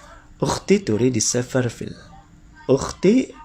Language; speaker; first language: Arabic; non-native, learner; Indonesian